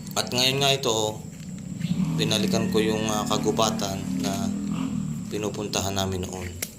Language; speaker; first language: Filipino; native; Filipino